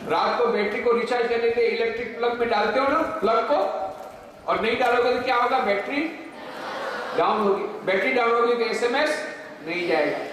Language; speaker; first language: Hindi; non-native, local second language; Gujarati